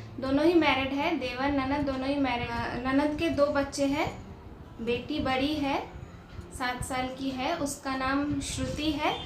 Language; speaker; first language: Hindi; non-native, local second language; Bangla